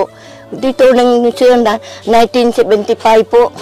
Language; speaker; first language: Filipino; non-native, learner; Vietnamese